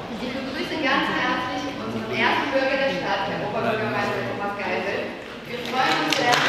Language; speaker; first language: German; native; German